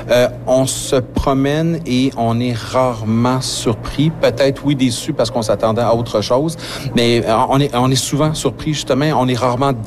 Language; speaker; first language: French; native; French